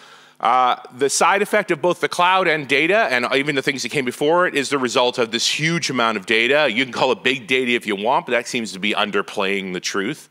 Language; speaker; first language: English; native; English